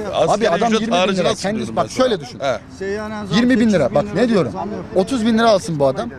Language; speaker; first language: Turkish; non-native, fluent; Arabic